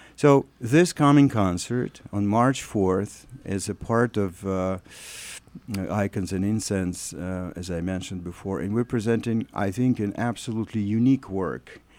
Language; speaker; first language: English; non-native, fluent; Russian